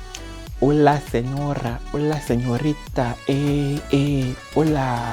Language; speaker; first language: Spanish; non-native, learner; French